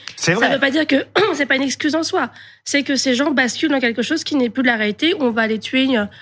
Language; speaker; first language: French; native; French